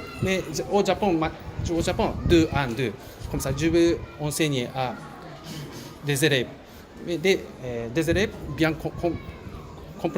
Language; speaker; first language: French; non-native, learner; Japanese